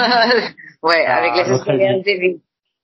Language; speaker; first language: French; non-native, fluent; Spanish